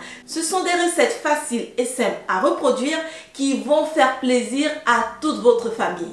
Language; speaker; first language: French; native; French